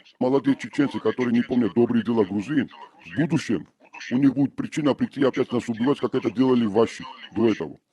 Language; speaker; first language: Russian; non-native, local second language; Georgian